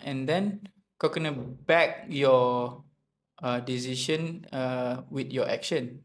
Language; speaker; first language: English; non-native, local second language; Malay